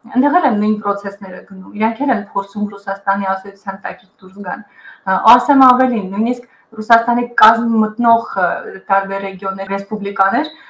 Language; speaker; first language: Armenian; early bilingual, heritage; Armenian